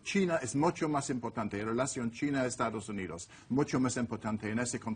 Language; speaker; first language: Spanish; non-native, learner; English